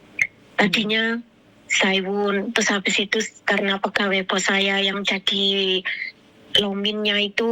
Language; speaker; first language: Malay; non-native, local second language; Javanese